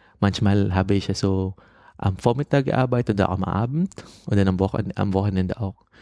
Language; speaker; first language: German; non-native, fluent; Filipino